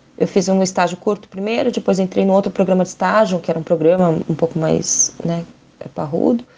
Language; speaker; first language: Portuguese; native; Portuguese